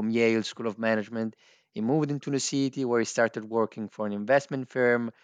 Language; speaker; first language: English; non-native, fluent; Italian